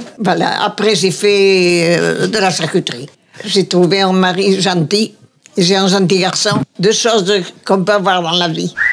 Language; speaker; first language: French; native; French